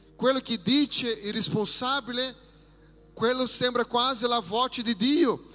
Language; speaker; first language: Italian; non-native, fluent; Portuguese